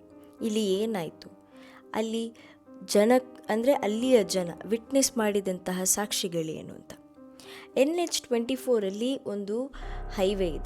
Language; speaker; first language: Kannada; native; Kannada